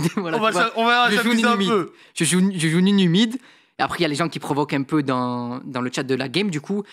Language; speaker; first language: French; native; French